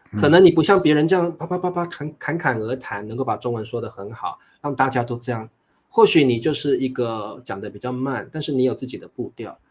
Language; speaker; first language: Chinese; native; Chinese